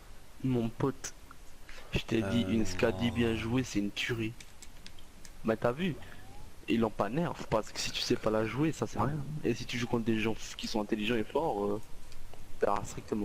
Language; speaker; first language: French; native; French